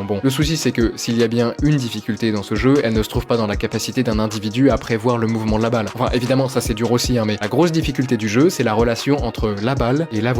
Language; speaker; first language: French; native; French